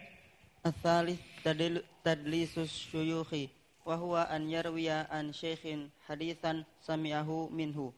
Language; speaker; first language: Arabic; non-native, learner; Indonesian